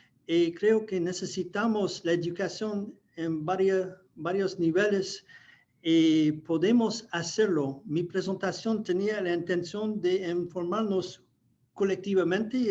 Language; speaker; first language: Spanish; non-native, fluent; English